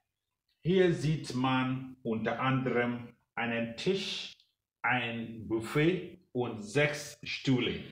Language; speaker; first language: German; non-native, learner; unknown